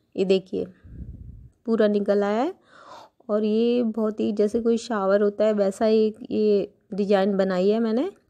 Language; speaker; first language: Hindi; native; Hindi